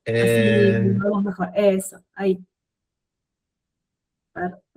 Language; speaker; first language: Spanish; native; Spanish